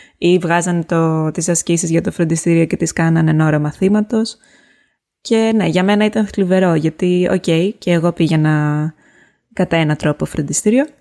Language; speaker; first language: Greek; native; Greek